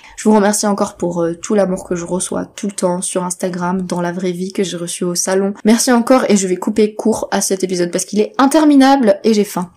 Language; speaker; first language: French; native; French